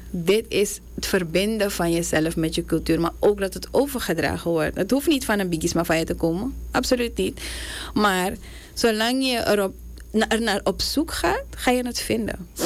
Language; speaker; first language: Dutch; native; Dutch